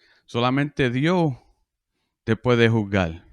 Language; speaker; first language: Spanish; early bilingual, heritage; Spanish